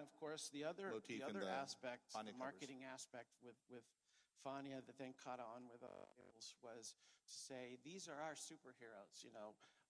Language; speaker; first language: English; native; English